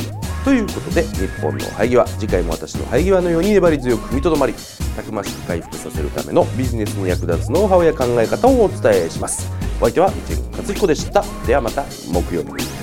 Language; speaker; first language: Japanese; native; Japanese